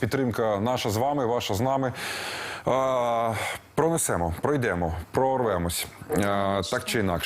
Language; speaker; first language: Ukrainian; native; Ukrainian